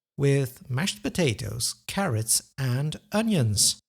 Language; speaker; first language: English; non-native, fluent; Dutch